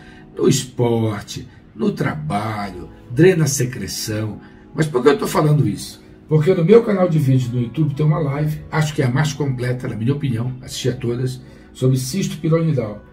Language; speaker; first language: Portuguese; native; Portuguese